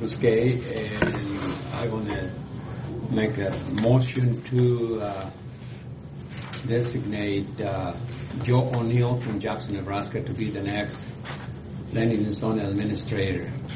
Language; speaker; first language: English; native; English